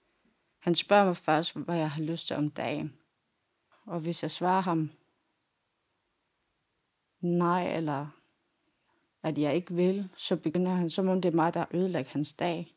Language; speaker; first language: Danish; non-native, local second language; Kalaallisut